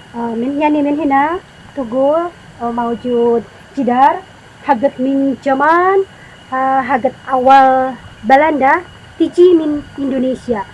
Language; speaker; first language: Arabic; non-native, learner; Indonesian